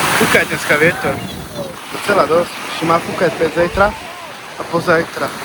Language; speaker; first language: Slovak; non-native, local second language; Hungarian